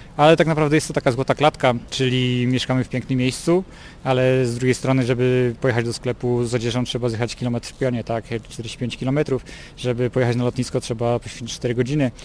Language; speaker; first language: Polish; native; Polish